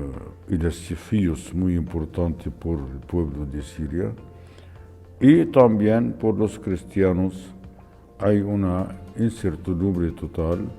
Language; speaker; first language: Spanish; non-native, fluent; Arabic